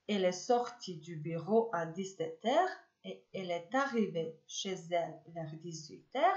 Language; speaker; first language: French; non-native, fluent; Macedonian